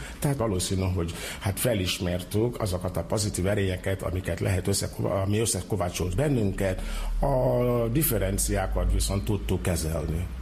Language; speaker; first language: Hungarian; non-native, fluent; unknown